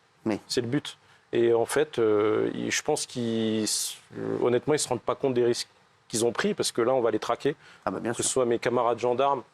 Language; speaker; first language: French; native; French